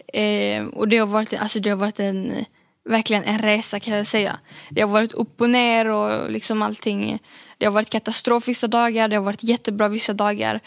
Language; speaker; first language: Swedish; early bilingual, other home language; Arabic